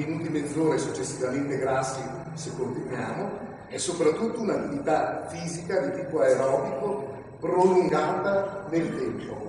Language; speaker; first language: Italian; native; Italian